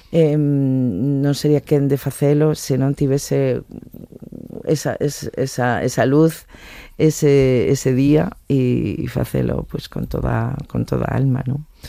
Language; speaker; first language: Galician; native; Galician